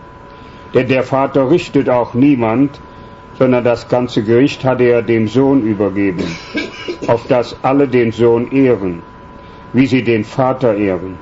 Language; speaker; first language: German; native; German